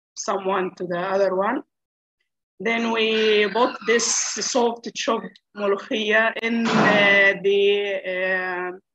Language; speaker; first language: English; non-native, learner; Arabic